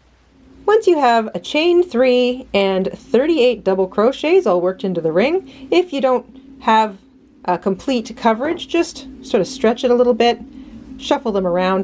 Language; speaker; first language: English; native; English